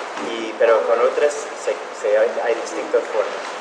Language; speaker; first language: Spanish; non-native, fluent; English